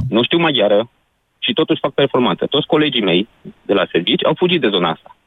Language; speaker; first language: Romanian; native; Romanian